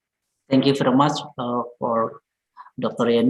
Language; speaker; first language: English; non-native, learner; Indonesian